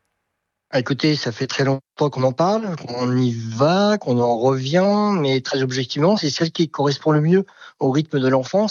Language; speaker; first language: French; native; French